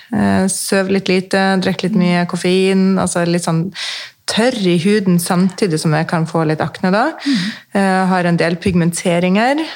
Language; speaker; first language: Norwegian; native; Norwegian